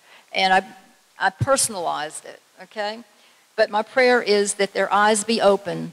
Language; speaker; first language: English; native; English